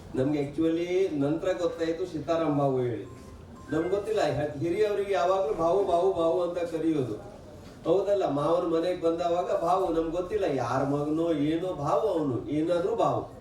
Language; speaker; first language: Kannada; non-native, local second language; Marathi